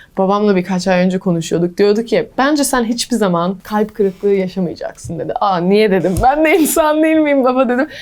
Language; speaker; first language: Turkish; early bilingual, heritage; English